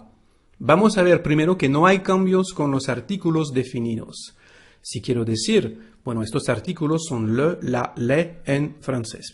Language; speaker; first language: Spanish; non-native, fluent; French